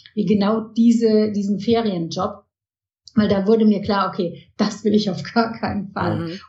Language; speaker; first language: German; early bilingual, heritage; German